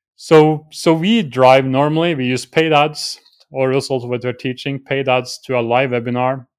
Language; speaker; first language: English; non-native, fluent; Norwegian